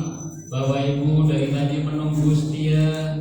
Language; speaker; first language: Indonesian; native; Indonesian